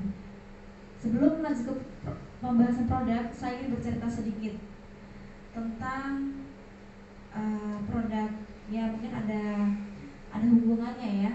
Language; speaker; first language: Indonesian; native; Indonesian